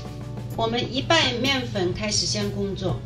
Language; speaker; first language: Chinese; native; Chinese